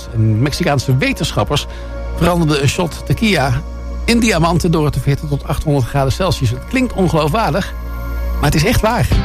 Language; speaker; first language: Dutch; native; Dutch